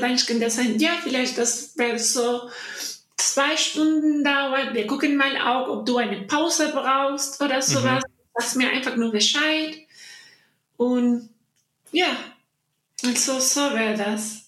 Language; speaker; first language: German; non-native, learner; Spanish